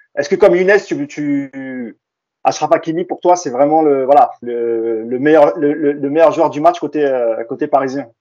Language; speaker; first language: French; native; French